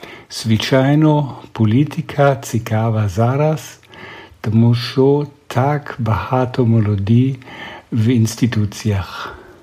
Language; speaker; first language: Ukrainian; non-native, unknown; German